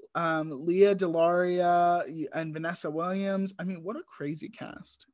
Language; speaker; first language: English; native; English